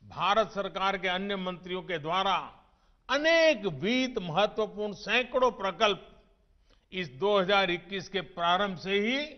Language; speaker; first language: Hindi; non-native, local second language; Gujarati